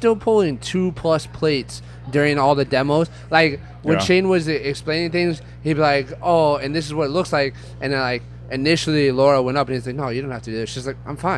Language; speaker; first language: English; native; English